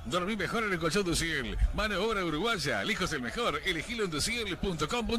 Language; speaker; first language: Spanish; native; Spanish